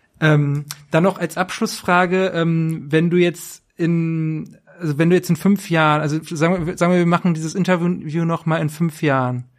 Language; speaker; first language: German; native; German